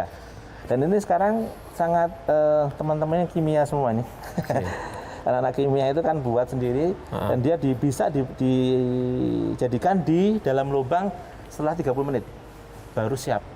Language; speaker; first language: Indonesian; native; Indonesian